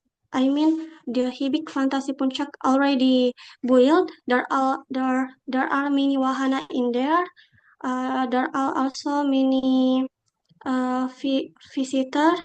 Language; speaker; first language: English; non-native, local second language; Indonesian